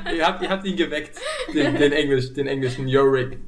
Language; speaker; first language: German; native; German